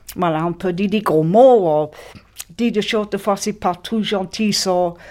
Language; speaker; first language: French; non-native, fluent; English